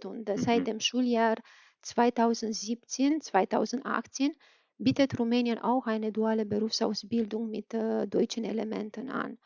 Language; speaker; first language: German; non-native, fluent; Romanian